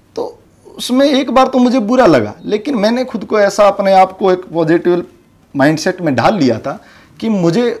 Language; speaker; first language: Hindi; native; Hindi